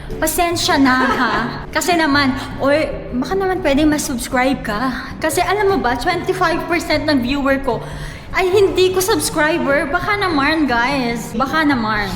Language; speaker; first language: Filipino; native; Filipino